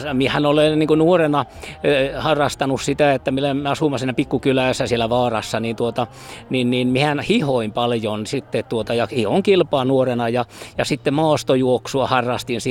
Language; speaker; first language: Finnish; early bilingual, heritage; Finnish